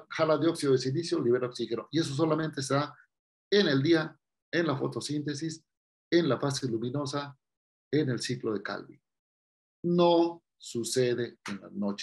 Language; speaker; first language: Spanish; native; Spanish